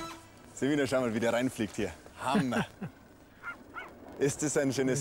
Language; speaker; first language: German; native; German